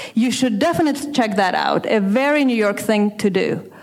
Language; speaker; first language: English; non-native, fluent; Russian